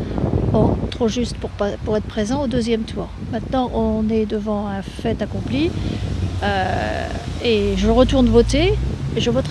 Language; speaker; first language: French; native; French